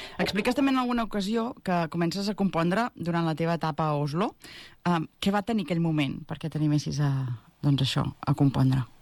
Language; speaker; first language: Catalan; native; Catalan